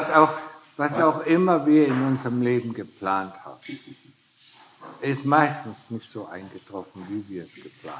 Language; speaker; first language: German; non-native, fluent; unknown